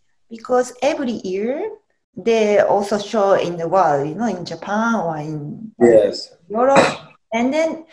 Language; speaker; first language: English; non-native, learner; Japanese